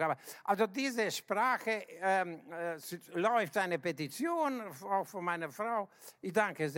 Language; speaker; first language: German; non-native, fluent; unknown